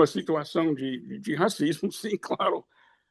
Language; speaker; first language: Portuguese; non-native, fluent; English